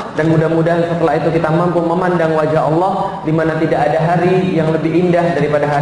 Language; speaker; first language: Indonesian; native; Indonesian